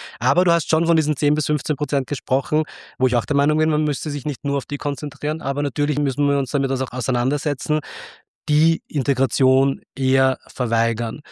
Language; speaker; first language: German; early bilingual, other home language; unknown